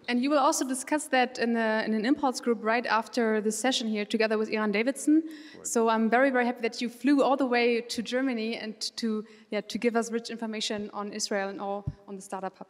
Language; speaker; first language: English; non-native, fluent; German